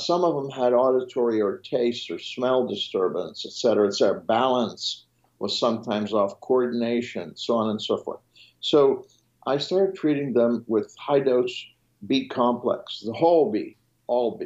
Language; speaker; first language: English; non-native, fluent; French